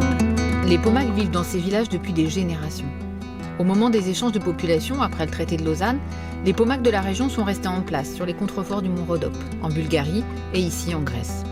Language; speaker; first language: French; native; French